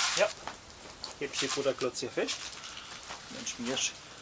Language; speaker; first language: German; native; German